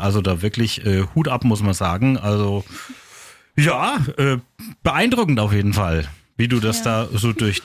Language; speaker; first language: German; native; German